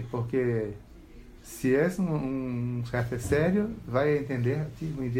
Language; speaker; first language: Spanish; non-native, learner; Portuguese